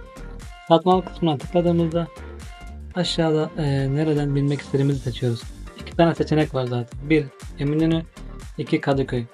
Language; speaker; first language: Turkish; native; Turkish